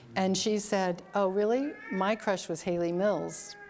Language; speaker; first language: English; native; English